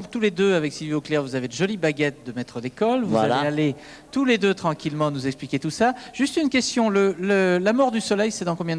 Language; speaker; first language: French; native; French